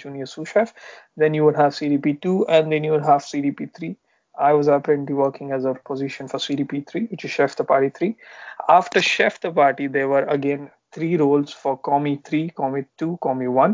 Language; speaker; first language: English; non-native, local second language; Marathi